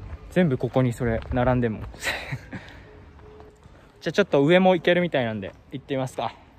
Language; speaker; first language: Japanese; native; Japanese